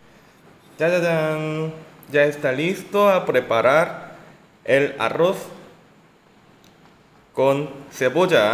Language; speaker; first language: Spanish; non-native, learner; Korean